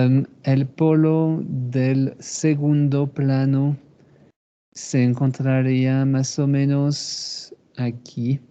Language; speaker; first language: Spanish; non-native, fluent; French